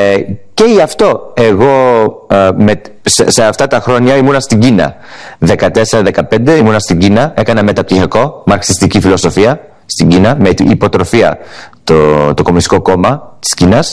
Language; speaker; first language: Greek; early bilingual, heritage; Greek